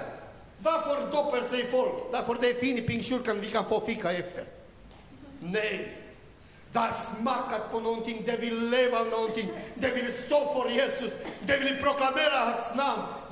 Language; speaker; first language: Swedish; non-native, learner; Romanian